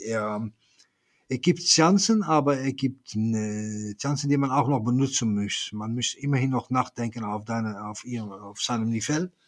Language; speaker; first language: German; non-native, fluent; Dutch